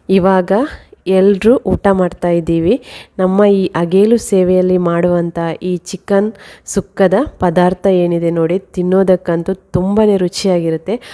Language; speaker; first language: Kannada; non-native, local second language; Tulu